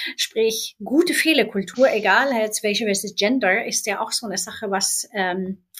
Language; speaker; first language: German; non-native, fluent; Swedish